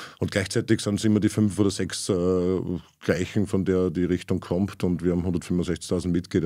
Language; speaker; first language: German; native; German